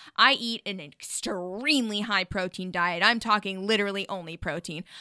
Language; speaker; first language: English; native; English